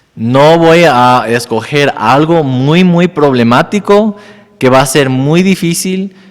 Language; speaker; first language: Spanish; non-native, fluent; English